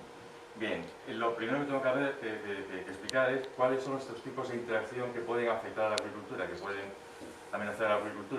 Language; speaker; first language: Spanish; native; Spanish